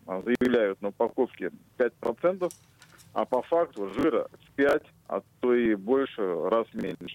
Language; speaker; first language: Russian; native; Russian